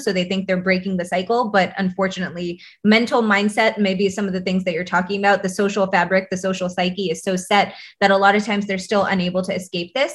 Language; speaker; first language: English; native; English